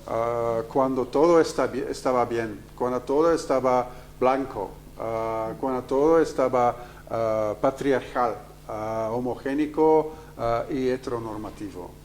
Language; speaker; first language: Spanish; non-native, fluent; Dutch